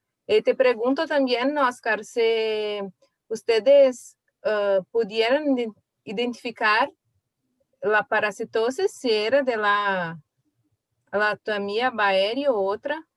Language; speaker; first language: Spanish; non-native, learner; Portuguese